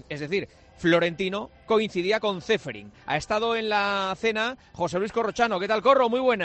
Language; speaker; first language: Spanish; native; Spanish